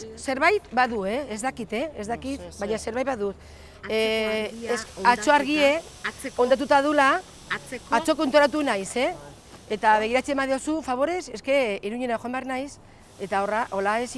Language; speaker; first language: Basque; non-native, learner; Spanish